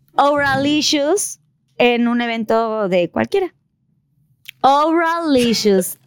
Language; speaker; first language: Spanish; native; Spanish